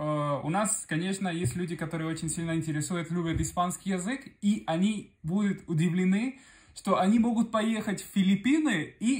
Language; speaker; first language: Russian; non-native, fluent; Spanish